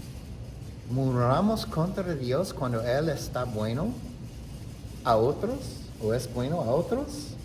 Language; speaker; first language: Spanish; non-native, fluent; English